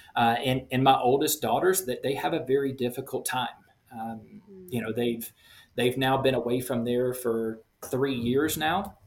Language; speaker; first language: English; native; English